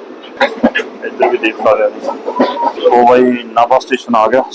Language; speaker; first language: Hindi; non-native, local second language; Punjabi